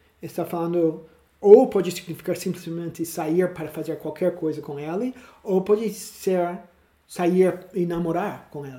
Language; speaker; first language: Portuguese; non-native, learner; English